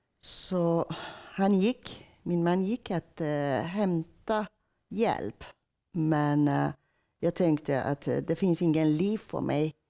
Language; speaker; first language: Swedish; non-native, fluent; Persian